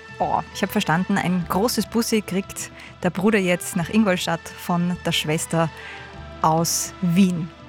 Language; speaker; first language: German; native; German